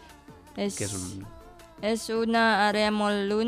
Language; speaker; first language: Catalan; non-native, learner; Indonesian